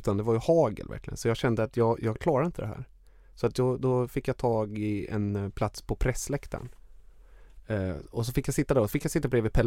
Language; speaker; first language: Swedish; native; Swedish